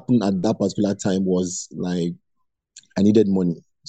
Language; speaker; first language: English; non-native, local second language; Igbo